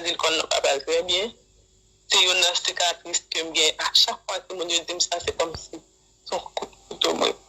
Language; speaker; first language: Haitian Creole; native; Haitian Creole